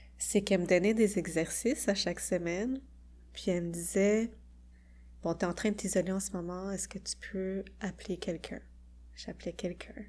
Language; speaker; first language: French; early bilingual, other home language; Khmer